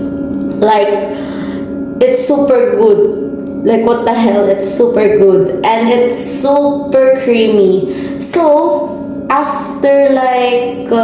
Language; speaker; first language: English; non-native, learner; Filipino